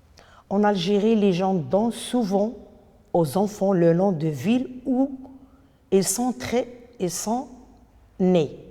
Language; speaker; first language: French; non-native, local second language; Arabic